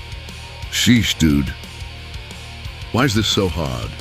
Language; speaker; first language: English; native; English